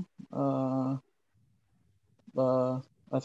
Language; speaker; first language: English; non-native, local second language; Malay